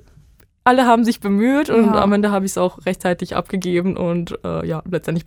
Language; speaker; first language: German; non-native, fluent; Bosnian